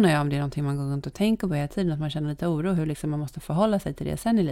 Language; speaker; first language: Swedish; native; Swedish